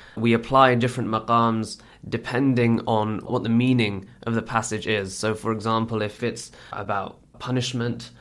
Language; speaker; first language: English; native; English